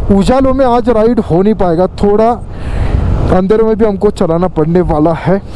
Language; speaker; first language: Hindi; non-native, local second language; Marathi